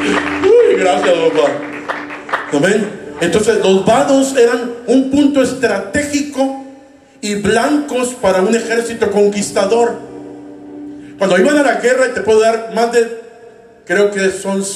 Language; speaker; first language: Spanish; native; Spanish